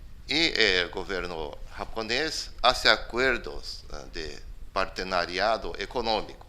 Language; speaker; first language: Spanish; non-native, fluent; Portuguese